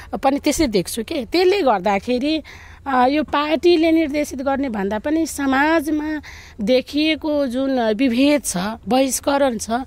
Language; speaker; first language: Nepali; non-native, local second language; Maithili